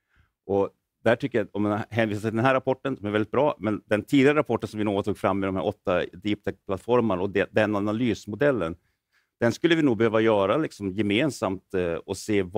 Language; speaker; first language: Swedish; native; Swedish